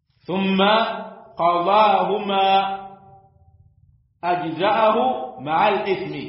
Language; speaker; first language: Arabic; non-native, fluent; Swahili